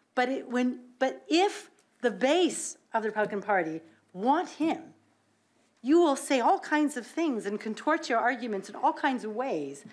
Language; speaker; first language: English; native; English